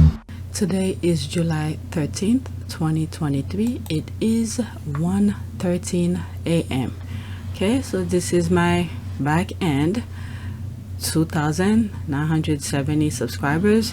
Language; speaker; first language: English; non-native, fluent; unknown